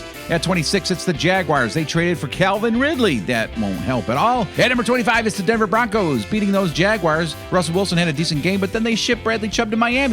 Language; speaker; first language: English; native; English